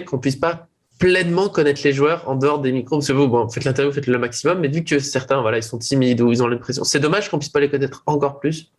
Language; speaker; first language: French; native; French